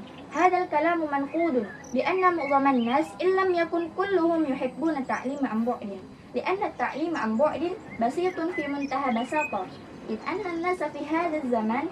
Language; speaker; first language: Arabic; non-native, fluent; Indonesian